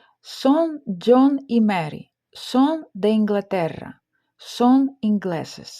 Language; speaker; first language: Spanish; non-native, fluent; Ukrainian